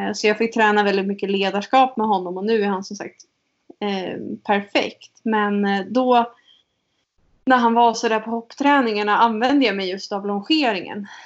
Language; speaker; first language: Swedish; native; Swedish